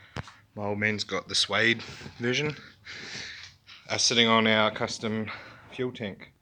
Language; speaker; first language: English; native; English